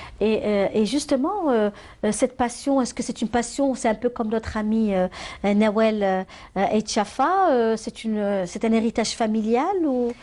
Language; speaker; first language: French; non-native, local second language; Arabic